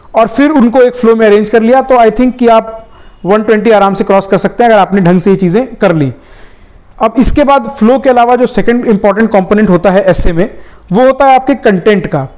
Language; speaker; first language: Hindi; native; Hindi